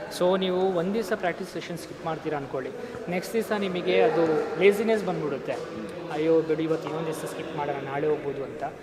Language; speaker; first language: Kannada; non-native, local second language; Hindi